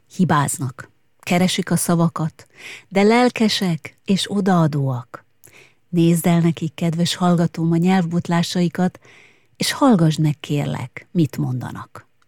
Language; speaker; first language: Hungarian; native; Hungarian